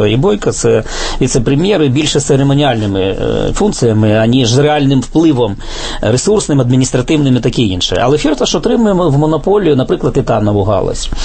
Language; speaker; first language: Ukrainian; native; Ukrainian